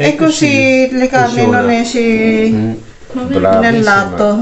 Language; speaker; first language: Italian; non-native, learner; Filipino